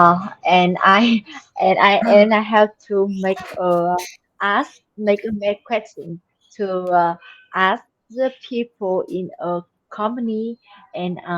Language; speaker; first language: English; non-native, learner; Vietnamese